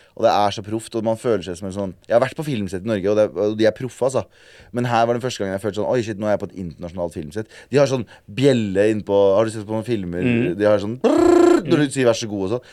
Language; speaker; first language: Norwegian; early bilingual, other home language; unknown